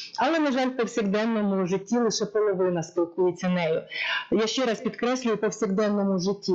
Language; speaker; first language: Ukrainian; native; Ukrainian